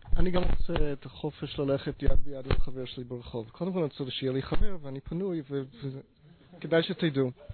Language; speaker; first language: Hebrew; non-native, fluent; English